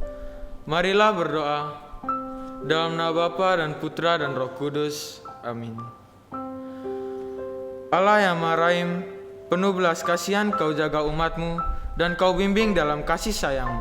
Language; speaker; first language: Indonesian; native; Indonesian